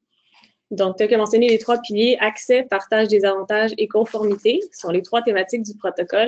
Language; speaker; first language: French; native; French